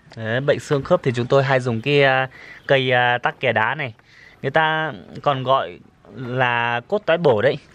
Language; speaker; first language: Vietnamese; non-native, local second language; Iu Mien